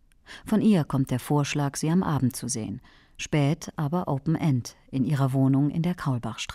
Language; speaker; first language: German; native; German